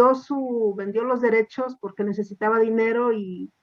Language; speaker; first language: Spanish; native; Spanish